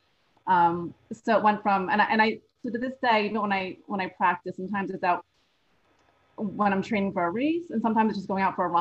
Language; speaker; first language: English; native; English